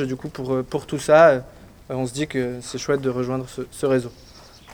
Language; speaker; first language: French; native; French